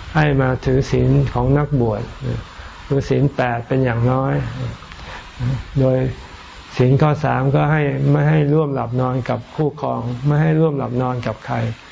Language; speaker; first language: Thai; native; Thai